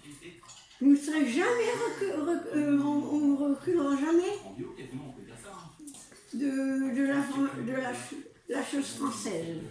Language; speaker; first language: French; early bilingual, other home language; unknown